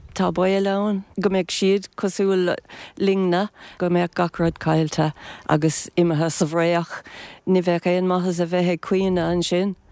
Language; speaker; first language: Irish; non-native, local second language; English